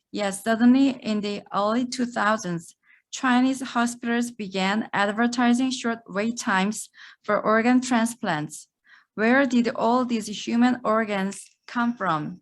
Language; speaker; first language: English; non-native, fluent; Korean